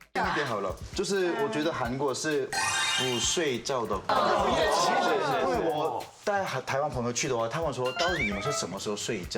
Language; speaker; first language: Chinese; non-native, fluent; Korean